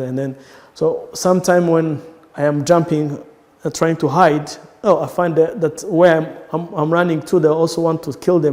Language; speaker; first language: English; non-native, local second language; Kinyarwanda